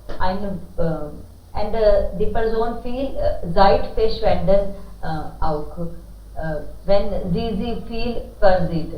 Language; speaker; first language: German; non-native, learner; Hindi